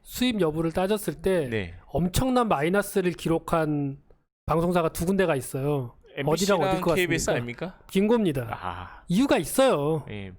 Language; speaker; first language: Korean; native; Korean